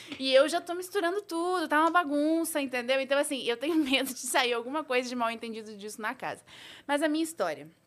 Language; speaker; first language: Portuguese; native; Portuguese